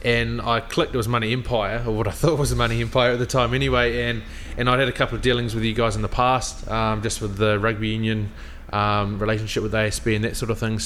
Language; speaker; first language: English; native; English